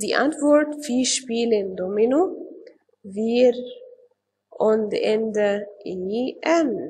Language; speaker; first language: German; non-native, fluent; Arabic